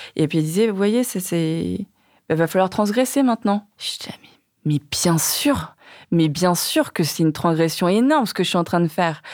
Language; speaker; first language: French; early bilingual, other home language; Vietnamese